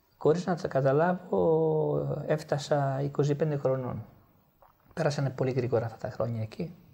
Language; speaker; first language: Greek; non-native, fluent; Italian